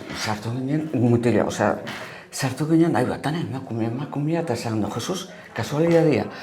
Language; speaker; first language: Basque; native; Basque